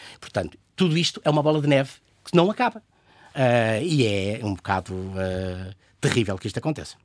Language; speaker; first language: Portuguese; native; Portuguese